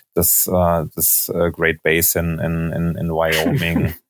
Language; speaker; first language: German; native; German